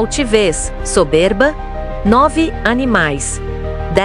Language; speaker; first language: Portuguese; native; Portuguese